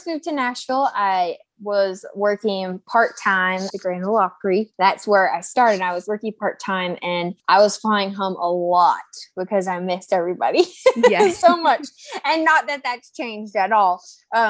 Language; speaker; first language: English; native; English